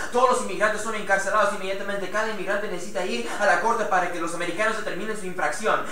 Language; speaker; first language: Spanish; early bilingual, heritage; Spanish